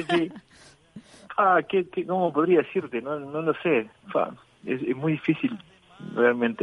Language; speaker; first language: Spanish; native; Spanish